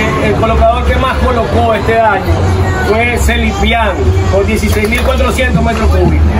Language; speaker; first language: Spanish; native; Spanish